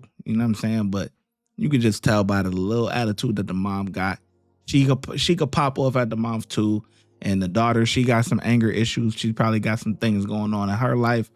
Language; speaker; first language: English; native; English